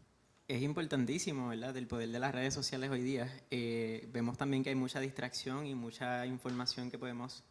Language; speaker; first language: Spanish; native; Spanish